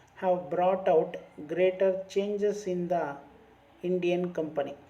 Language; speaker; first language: English; non-native, local second language; Kannada